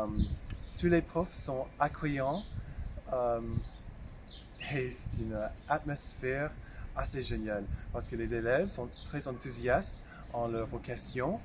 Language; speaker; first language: French; non-native, fluent; English